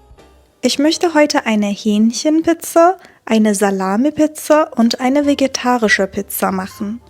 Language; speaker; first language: German; non-native, fluent; Persian